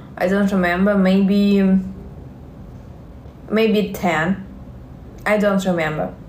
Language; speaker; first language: English; non-native, learner; Russian